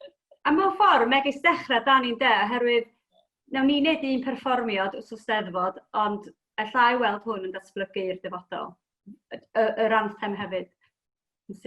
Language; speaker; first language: Welsh; native; Welsh